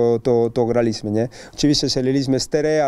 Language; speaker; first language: Polish; non-native, learner; Spanish